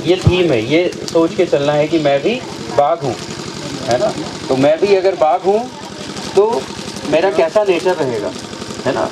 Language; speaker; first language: Hindi; native; Hindi